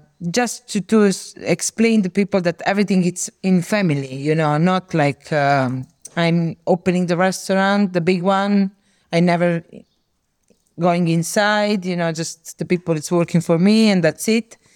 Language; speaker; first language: English; non-native, learner; Serbian